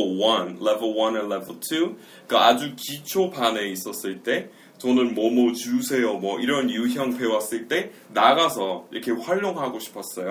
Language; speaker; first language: Korean; non-native, fluent; English